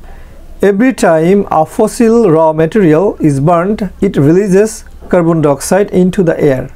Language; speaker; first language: English; non-native, fluent; Bangla